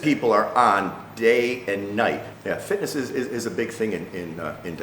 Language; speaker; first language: English; native; English